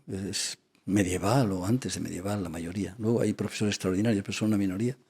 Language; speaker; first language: Spanish; non-native, local second language; Catalan